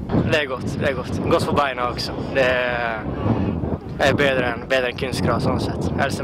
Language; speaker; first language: Norwegian; native; Norwegian